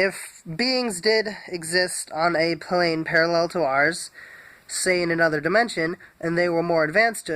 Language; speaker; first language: English; native; English